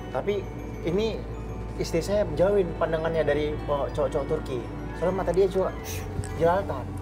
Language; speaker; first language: Indonesian; native; Indonesian